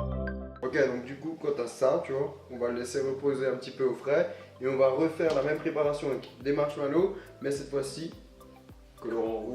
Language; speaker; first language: French; native; French